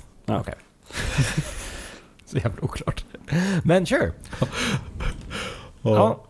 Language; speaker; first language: Swedish; native; Swedish